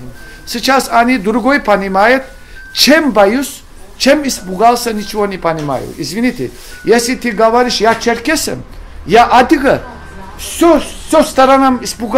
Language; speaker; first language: Russian; non-native, learner; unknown